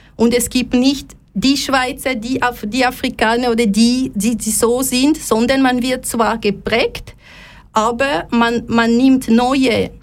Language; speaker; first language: German; non-native, fluent; Lingala